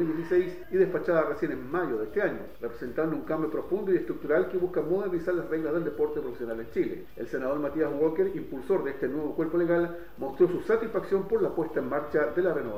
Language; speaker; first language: Spanish; native; Spanish